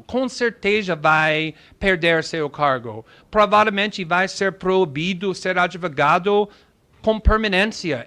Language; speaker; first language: Portuguese; non-native, fluent; English